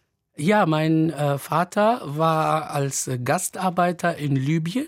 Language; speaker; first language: German; non-native, fluent; Arabic